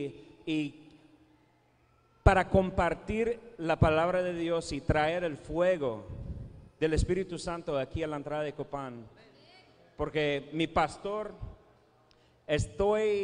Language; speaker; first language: Spanish; non-native, fluent; English